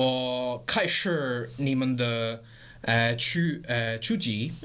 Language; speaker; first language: Chinese; non-native, learner; English